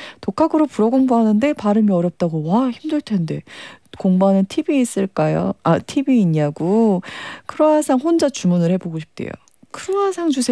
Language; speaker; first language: Korean; native; Korean